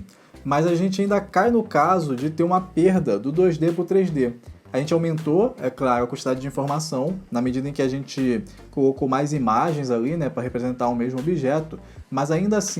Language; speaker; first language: Portuguese; native; Portuguese